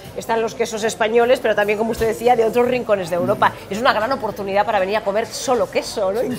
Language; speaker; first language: Spanish; native; Spanish